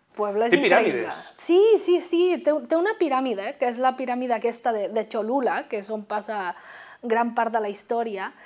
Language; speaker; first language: Catalan; non-native, fluent; Spanish